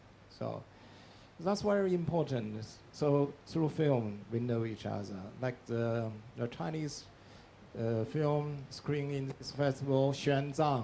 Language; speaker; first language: English; non-native, learner; Chinese